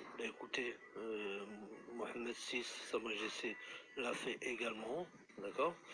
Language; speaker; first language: French; non-native, local second language; Arabic